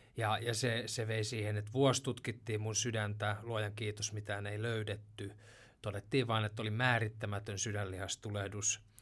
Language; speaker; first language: Finnish; native; Finnish